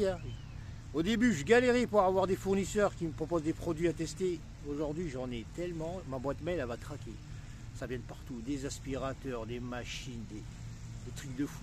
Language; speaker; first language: French; non-native, local second language; Arabic